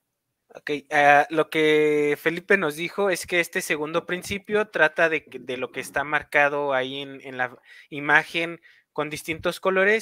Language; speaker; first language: Spanish; native; Spanish